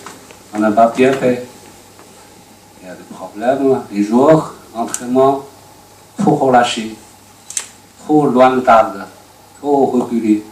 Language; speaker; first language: French; non-native, learner; Chinese